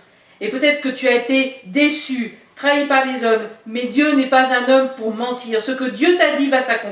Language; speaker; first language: French; native; French